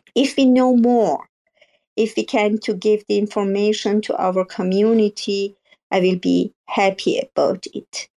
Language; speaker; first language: English; non-native, learner; Persian